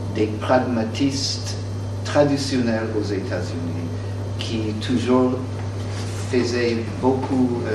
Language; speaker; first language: French; non-native, fluent; English